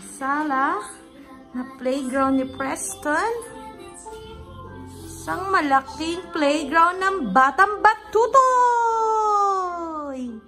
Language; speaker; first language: Filipino; native; Filipino